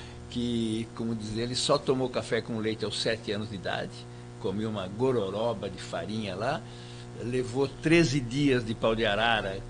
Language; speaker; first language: Portuguese; native; Portuguese